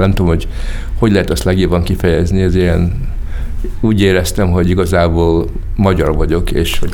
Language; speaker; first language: Hungarian; early bilingual, heritage; Hungarian